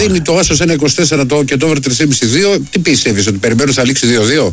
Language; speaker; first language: Greek; native; Greek